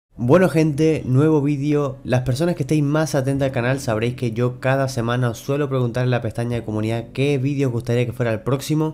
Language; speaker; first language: Spanish; native; Spanish